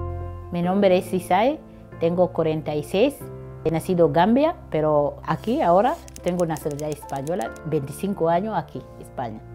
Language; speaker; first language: Spanish; non-native, learner; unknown